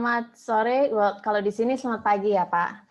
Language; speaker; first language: Indonesian; non-native, fluent; English